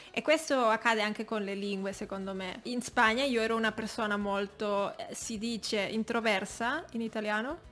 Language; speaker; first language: Italian; non-native, fluent; Catalan